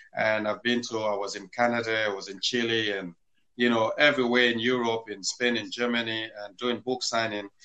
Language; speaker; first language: English; non-native, local second language; Krio